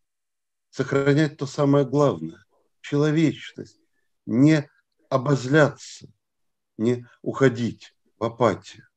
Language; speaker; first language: Russian; native; Russian